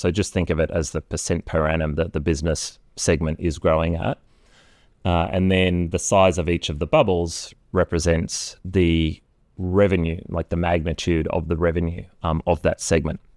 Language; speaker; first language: English; native; English